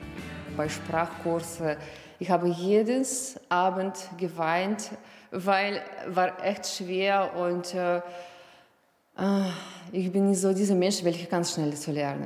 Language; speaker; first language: German; non-native, learner; Russian